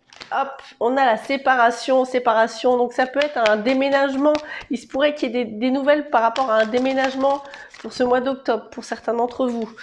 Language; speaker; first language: French; native; French